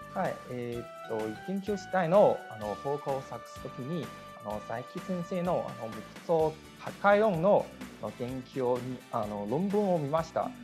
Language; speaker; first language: Japanese; non-native, learner; Chinese